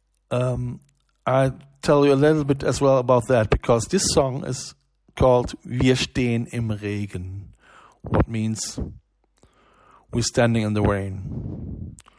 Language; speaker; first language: English; non-native, fluent; German